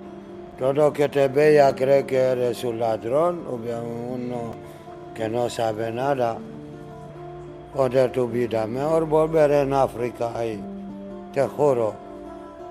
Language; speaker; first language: Spanish; non-native, learner; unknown